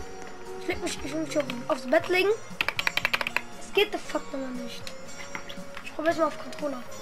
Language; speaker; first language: German; native; German